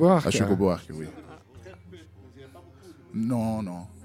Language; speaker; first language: French; non-native, learner; Portuguese